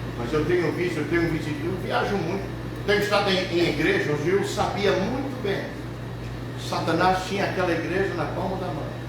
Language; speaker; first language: Portuguese; early bilingual, other home language; English